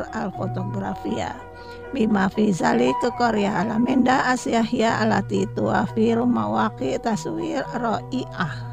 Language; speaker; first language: Arabic; non-native, fluent; Indonesian